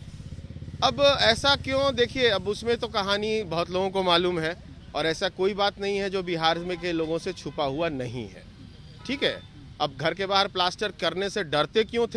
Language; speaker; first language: Hindi; native; Hindi